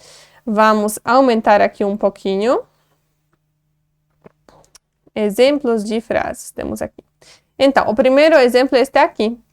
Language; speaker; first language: Portuguese; non-native, fluent; Polish